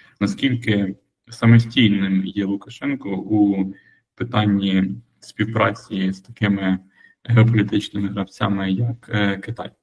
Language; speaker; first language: Ukrainian; native; Ukrainian